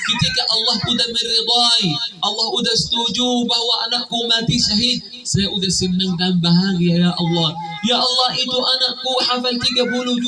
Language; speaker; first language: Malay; non-native, fluent; Arabic